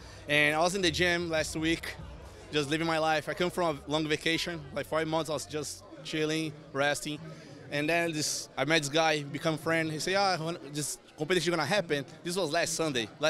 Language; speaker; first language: English; non-native, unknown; Portuguese